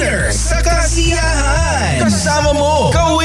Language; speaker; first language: Filipino; native; Filipino